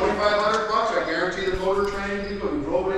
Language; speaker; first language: English; native; English